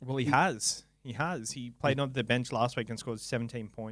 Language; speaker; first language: English; native; English